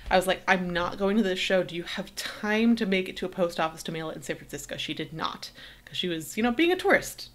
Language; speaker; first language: English; native; English